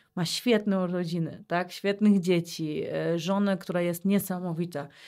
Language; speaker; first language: Polish; early bilingual, heritage; Polish